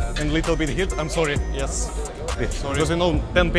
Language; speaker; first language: English; non-native, learner; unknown